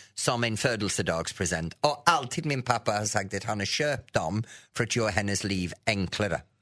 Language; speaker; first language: Swedish; non-native, fluent; English